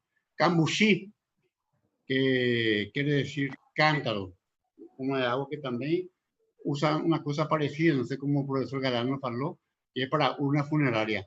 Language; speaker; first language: Portuguese; non-native, local second language; Spanish